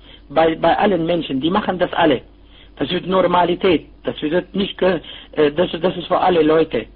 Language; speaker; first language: German; non-native, fluent; Arabic